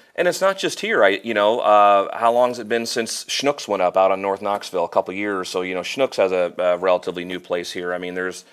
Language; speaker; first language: English; native; English